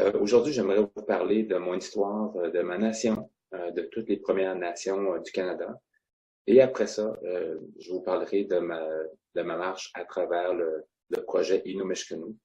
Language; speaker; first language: French; non-native, local second language; Innu-aimun